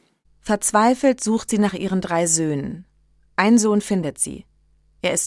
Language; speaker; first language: German; native; German